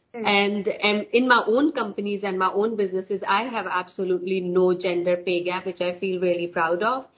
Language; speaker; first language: English; non-native, local second language; Hindi